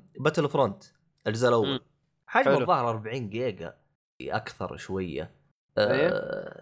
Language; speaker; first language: Arabic; native; Arabic